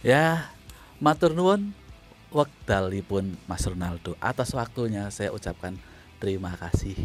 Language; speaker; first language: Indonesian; non-native, local second language; Javanese